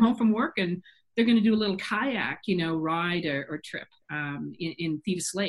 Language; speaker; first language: English; native; English